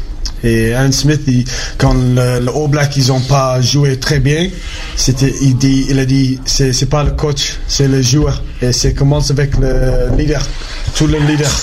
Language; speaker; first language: French; non-native, learner; English